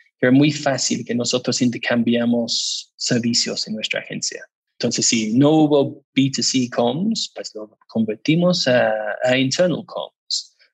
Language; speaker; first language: Spanish; non-native, fluent; English